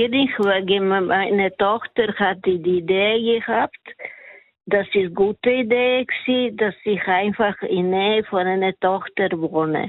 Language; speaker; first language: German; non-native, learner; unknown